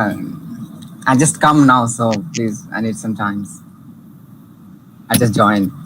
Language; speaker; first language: English; non-native, learner; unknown